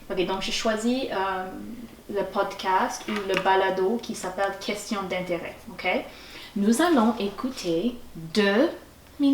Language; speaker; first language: French; non-native, fluent; English